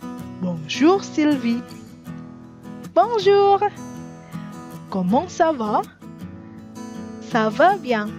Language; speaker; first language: French; non-native, fluent; Indonesian